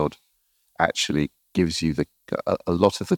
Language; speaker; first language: English; native; English